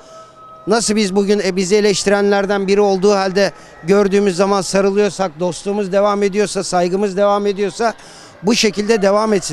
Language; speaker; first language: Turkish; native; Turkish